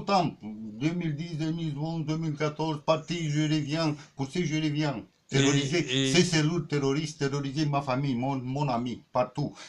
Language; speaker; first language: French; non-native, learner; Romanian